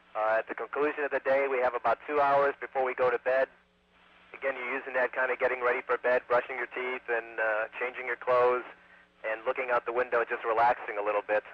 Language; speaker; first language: English; native; English